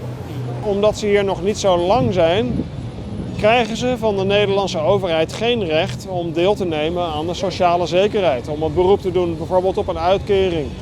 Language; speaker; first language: Dutch; native; Dutch